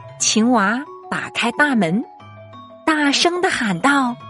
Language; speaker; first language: Chinese; native; Chinese